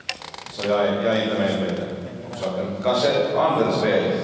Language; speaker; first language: Swedish; non-native, local second language; Finnish